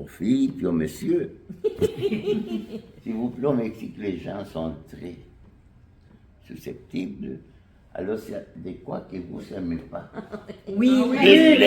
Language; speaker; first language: French; non-native, fluent; Spanish